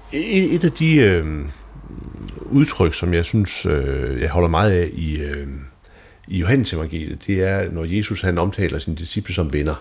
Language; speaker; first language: Danish; native; Danish